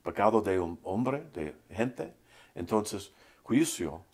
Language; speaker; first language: Spanish; non-native, learner; English